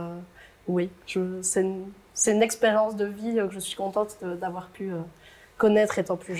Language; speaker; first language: French; native; French